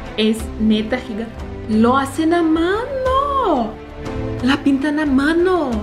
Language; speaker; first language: Spanish; non-native, fluent; Portuguese